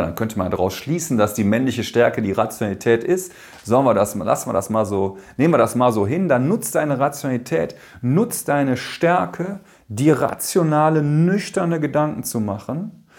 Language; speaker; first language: German; native; German